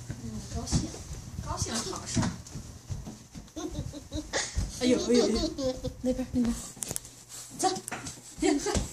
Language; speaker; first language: Chinese; native; Chinese